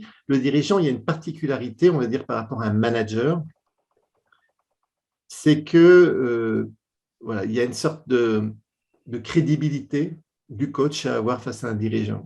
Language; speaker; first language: French; native; French